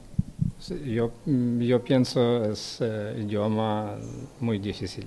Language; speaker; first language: Spanish; non-native, learner; Ukrainian